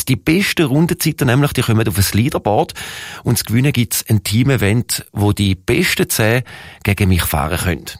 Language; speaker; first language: German; native; German